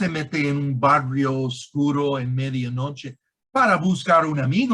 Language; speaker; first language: Spanish; non-native, fluent; English